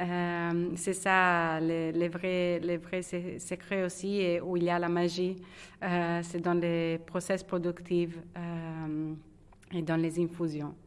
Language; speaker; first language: French; non-native, fluent; Italian